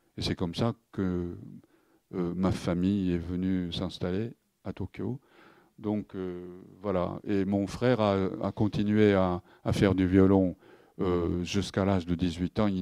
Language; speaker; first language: French; non-native, fluent; Japanese